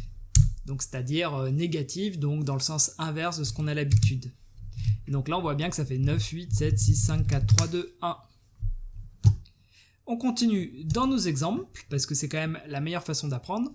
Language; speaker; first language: French; native; French